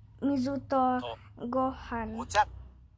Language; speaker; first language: Japanese; non-native, learner; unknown